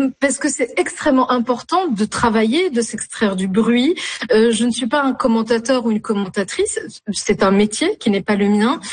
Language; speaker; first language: French; non-native, local second language; Arabic